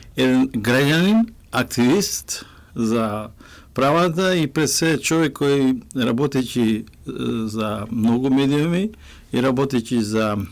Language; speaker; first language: Macedonian; non-native, local second language; Romany